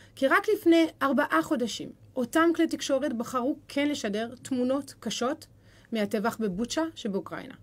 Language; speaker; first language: Hebrew; native; Hebrew